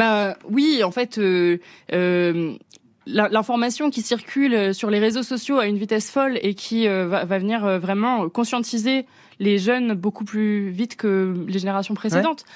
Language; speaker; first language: French; native; French